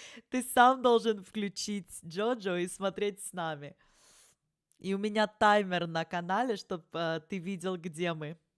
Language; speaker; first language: Russian; early bilingual, heritage; Russian